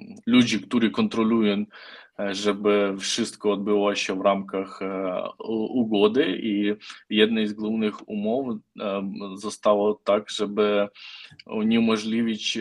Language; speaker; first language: Polish; non-native, learner; Ukrainian